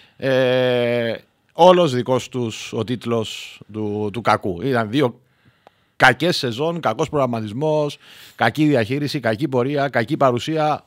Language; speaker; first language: Greek; native; Greek